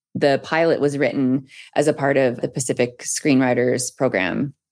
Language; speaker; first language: English; native; English